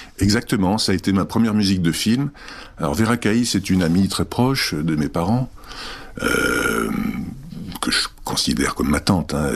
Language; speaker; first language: French; early bilingual, other home language; Czech